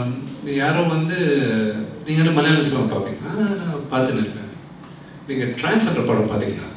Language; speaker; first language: Tamil; non-native, local second language; Telugu